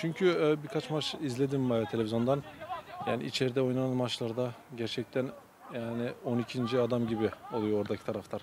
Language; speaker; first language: Turkish; early bilingual, other home language; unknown